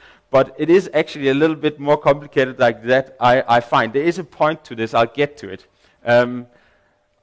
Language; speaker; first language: English; non-native, fluent; Danish